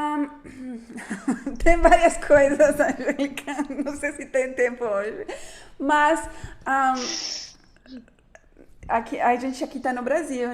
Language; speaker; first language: Portuguese; non-native, fluent; Spanish